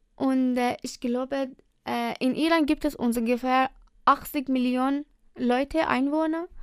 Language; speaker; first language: German; non-native, learner; Persian